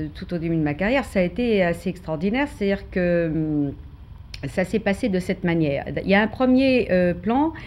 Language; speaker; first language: French; native; French